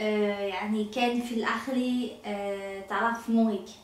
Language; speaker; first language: Arabic; non-native, learner; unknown